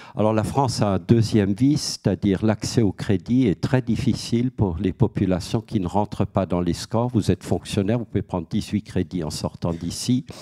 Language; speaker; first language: French; native; French